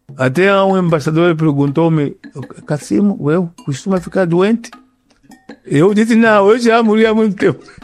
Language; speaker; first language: Portuguese; non-native, local second language; Yao